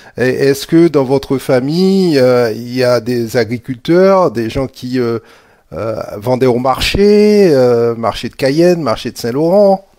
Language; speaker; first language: French; native; French